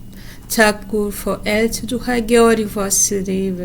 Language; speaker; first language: Danish; non-native, learner; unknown